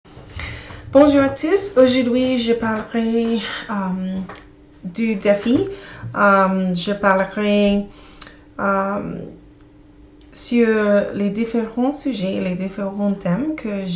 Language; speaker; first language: French; non-native, learner; English